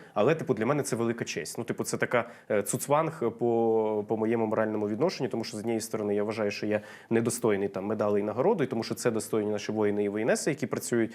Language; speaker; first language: Ukrainian; non-native, local second language; Russian